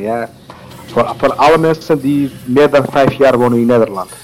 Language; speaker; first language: Dutch; non-native, learner; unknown